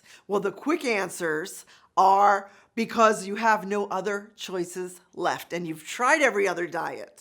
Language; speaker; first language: English; native; English